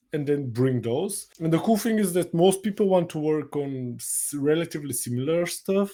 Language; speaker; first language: English; non-native, fluent; Bulgarian